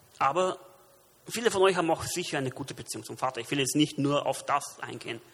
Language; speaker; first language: German; early bilingual, other home language; Romanian